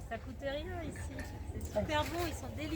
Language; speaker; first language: French; native; French